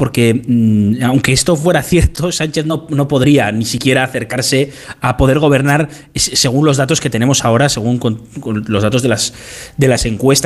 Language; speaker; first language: Spanish; native; Spanish